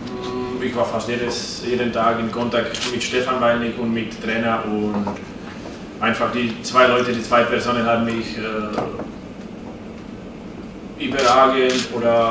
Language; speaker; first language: German; non-native, fluent; Slovak